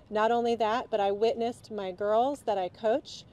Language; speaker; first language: English; native; English